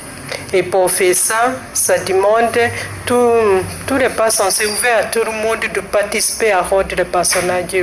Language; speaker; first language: French; non-native, fluent; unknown